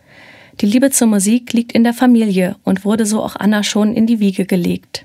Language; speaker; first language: German; native; German